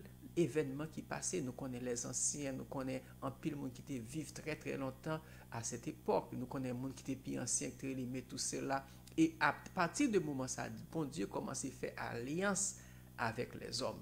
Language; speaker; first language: French; non-native, local second language; Haitian Creole